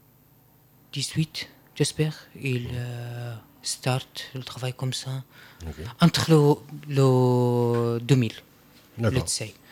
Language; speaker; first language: French; non-native, learner; Arabic